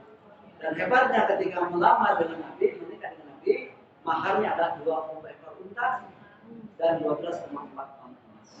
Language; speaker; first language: Indonesian; non-native, local second language; Sundanese